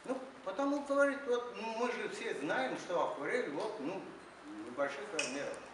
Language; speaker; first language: Russian; non-native, fluent; Azerbaijani